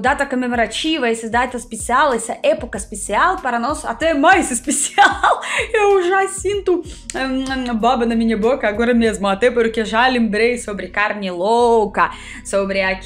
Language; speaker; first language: Portuguese; non-native, fluent; Russian